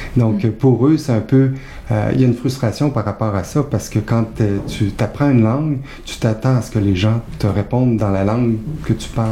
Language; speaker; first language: French; native; French